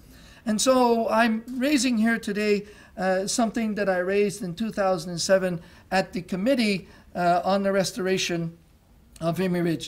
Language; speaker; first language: English; non-native, local second language; French